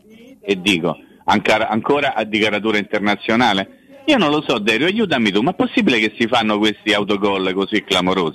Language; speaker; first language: Italian; native; Italian